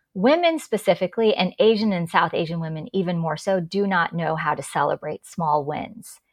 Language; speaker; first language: English; native; English